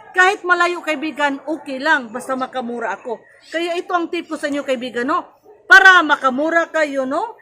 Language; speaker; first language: Filipino; non-native, local second language; Cebuano